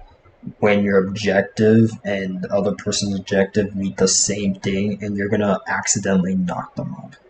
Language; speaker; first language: English; native; English